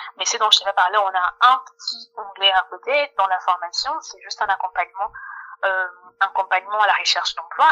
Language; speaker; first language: French; non-native, local second language; Lingala